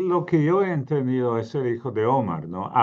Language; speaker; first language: Spanish; non-native, fluent; English